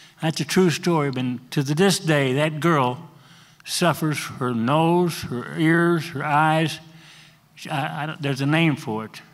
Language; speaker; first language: English; native; English